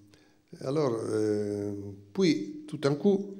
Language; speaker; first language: French; non-native, fluent; Italian